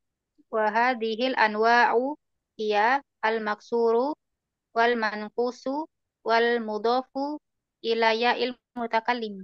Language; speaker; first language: Arabic; non-native, learner; Indonesian